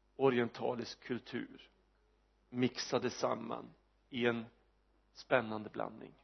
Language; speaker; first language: Swedish; native; Swedish